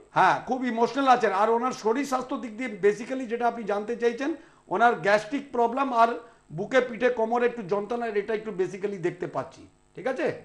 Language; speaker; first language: Bangla; non-native, local second language; Punjabi